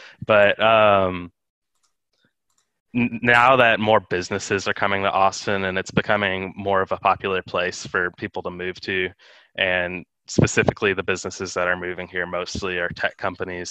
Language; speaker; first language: English; native; English